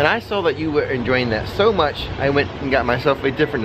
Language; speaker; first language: English; native; English